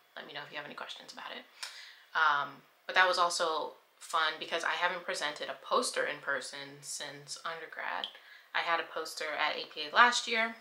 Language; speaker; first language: English; native; English